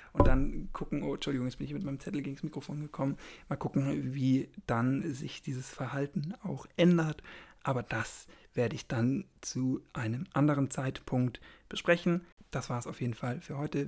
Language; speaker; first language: German; native; German